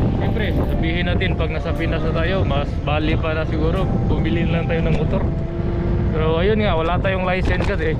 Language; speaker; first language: Filipino; non-native, local second language; Cebuano